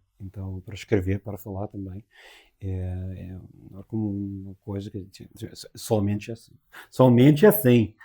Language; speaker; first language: Portuguese; non-native, learner; English